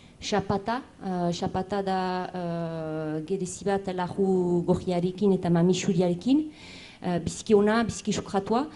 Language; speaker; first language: Basque; native; Basque